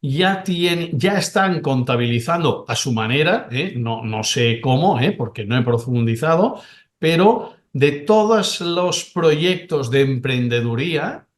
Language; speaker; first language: Spanish; non-native, local second language; Catalan